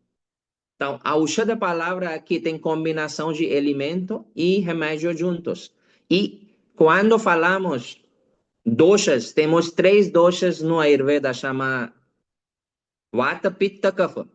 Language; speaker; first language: Portuguese; non-native, learner; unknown